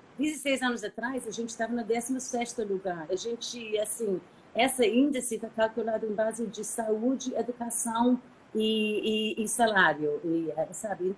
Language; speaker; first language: Portuguese; non-native, fluent; English